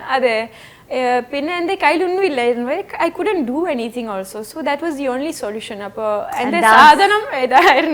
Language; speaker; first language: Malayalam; non-native, fluent; French